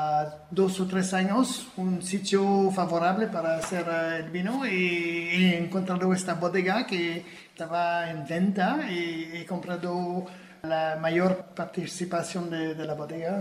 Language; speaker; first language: Spanish; non-native, fluent; French